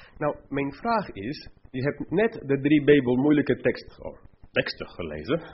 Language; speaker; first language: Dutch; non-native, fluent; English